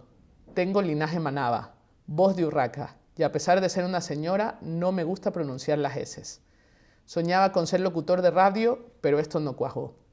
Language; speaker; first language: Spanish; native; Spanish